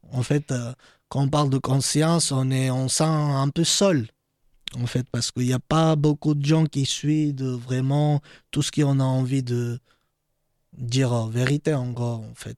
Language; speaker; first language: French; non-native, learner; Georgian